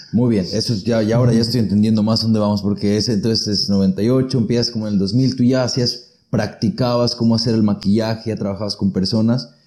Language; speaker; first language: Spanish; native; Spanish